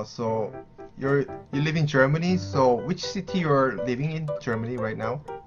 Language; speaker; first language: English; non-native, fluent; Korean